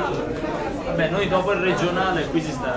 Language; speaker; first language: Italian; native; Italian